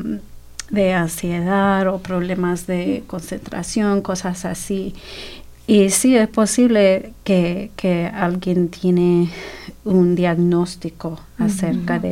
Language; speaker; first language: Spanish; early bilingual, heritage; Spanish